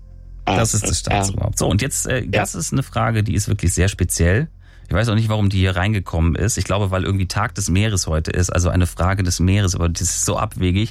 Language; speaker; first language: German; native; German